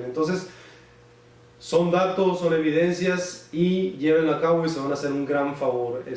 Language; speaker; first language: Spanish; native; Spanish